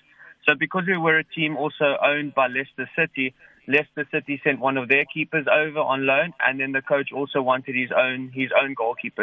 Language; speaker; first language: English; native; English